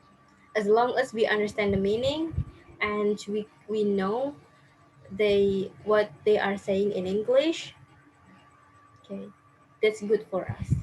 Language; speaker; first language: English; non-native, fluent; Indonesian